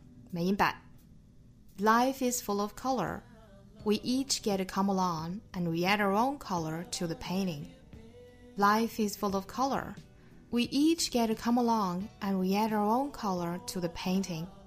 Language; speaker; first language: English; non-native, fluent; Chinese